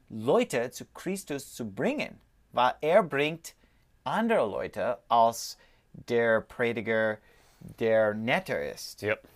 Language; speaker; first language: German; non-native, learner; English